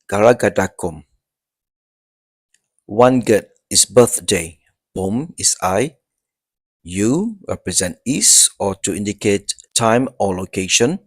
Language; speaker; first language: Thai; non-native, learner; English